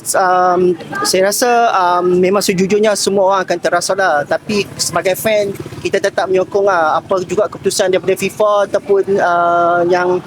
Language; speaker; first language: Malay; native; Malay